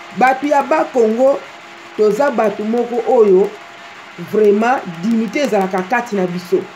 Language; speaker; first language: Lingala; native; Lingala